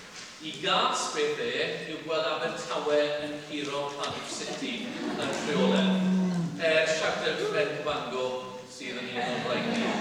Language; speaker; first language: Welsh; native; Welsh